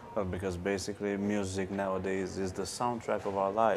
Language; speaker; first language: English; non-native, fluent; Romanian